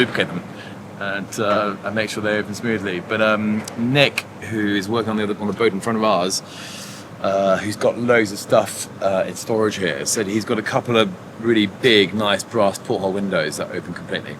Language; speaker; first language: English; native; English